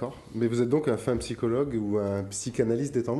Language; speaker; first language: French; native; French